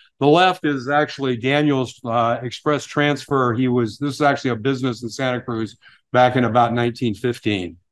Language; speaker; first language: English; native; English